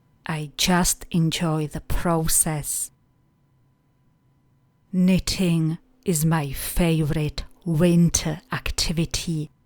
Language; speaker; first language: English; non-native, fluent; Czech